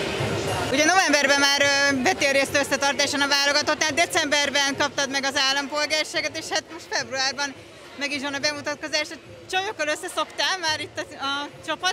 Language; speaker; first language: Hungarian; native; Hungarian